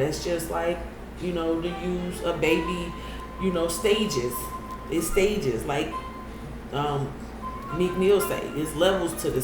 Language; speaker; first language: English; native; English